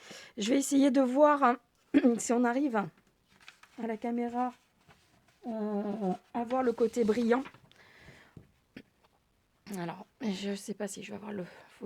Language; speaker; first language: French; native; French